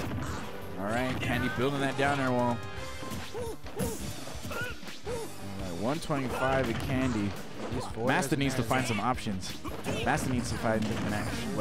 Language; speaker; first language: English; native; English